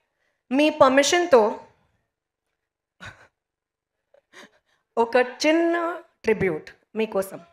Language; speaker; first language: Telugu; non-native, local second language; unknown